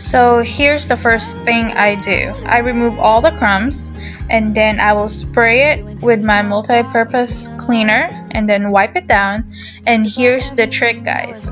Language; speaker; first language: English; non-native, local second language; Filipino